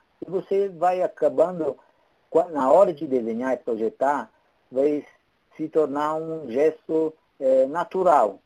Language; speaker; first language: Portuguese; non-native, fluent; Italian